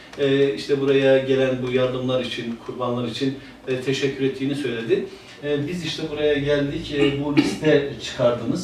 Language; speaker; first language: Turkish; native; Turkish